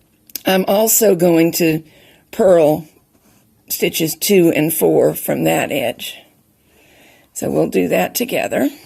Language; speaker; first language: English; native; English